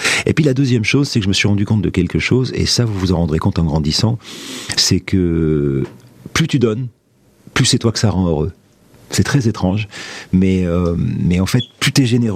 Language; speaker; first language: French; native; French